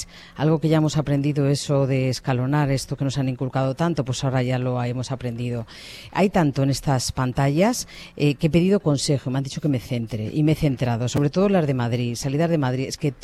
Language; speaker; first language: Spanish; native; Spanish